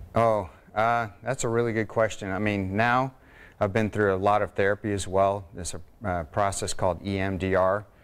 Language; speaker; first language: English; native; English